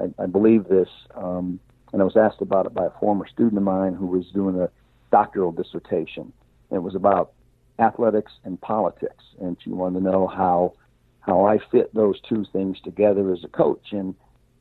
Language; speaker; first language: English; native; English